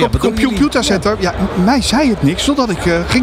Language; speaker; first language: Dutch; native; Dutch